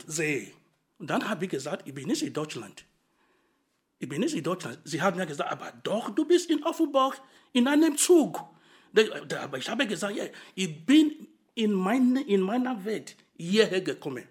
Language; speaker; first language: German; non-native, fluent; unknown